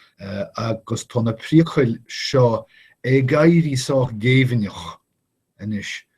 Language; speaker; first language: Irish; non-native, fluent; English